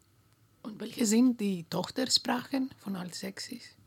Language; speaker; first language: German; non-native, fluent; Greek